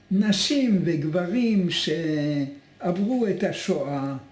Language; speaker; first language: Hebrew; non-native, fluent; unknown